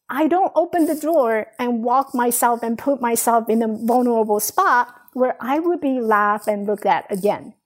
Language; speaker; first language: English; non-native, fluent; Chinese